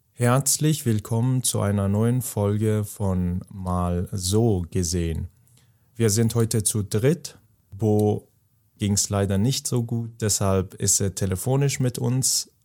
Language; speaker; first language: German; non-native, fluent; Persian